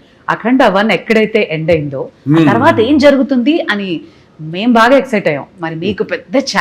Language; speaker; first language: Telugu; native; Telugu